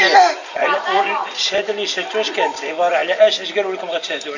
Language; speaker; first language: Arabic; native; Arabic